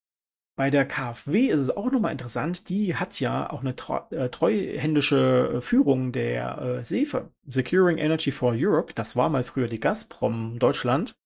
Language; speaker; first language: German; native; German